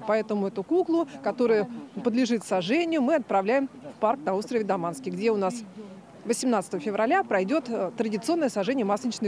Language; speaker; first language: Russian; native; Russian